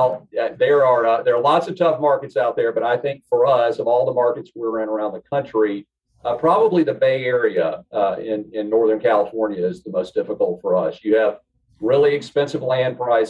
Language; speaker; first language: English; native; English